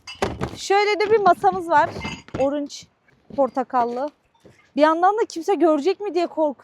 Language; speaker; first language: Turkish; native; Turkish